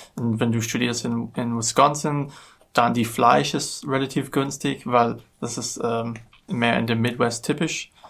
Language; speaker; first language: German; non-native, learner; English